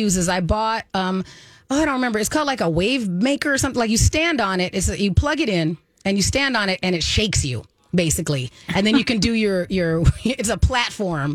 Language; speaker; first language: English; native; English